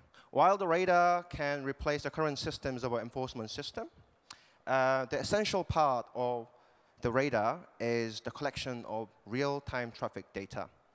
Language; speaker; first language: English; non-native, fluent; Korean